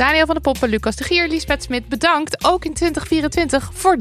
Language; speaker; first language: Dutch; native; Dutch